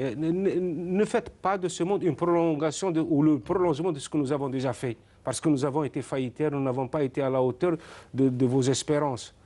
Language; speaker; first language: French; non-native, local second language; Arabic